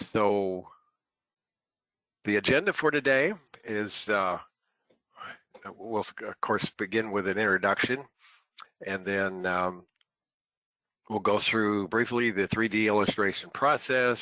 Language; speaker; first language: English; native; English